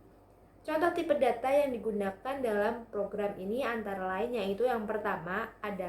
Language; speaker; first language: Indonesian; native; Indonesian